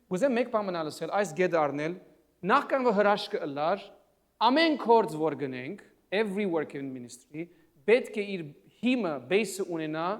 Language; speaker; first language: Armenian; early bilingual, heritage; Armenian